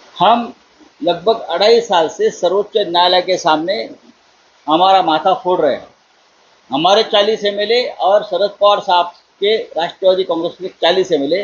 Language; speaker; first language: Hindi; non-native, local second language; Marathi